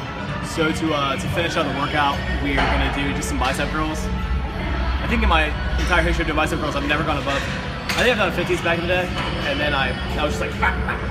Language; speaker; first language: English; native; English